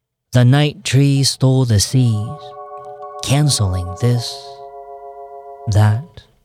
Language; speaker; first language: English; non-native, local second language; Cantonese